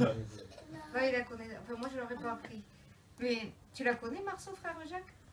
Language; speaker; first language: French; native; French